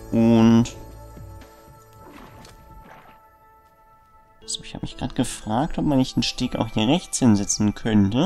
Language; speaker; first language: German; native; German